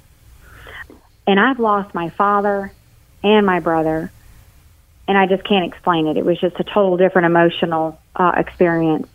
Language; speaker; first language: English; native; English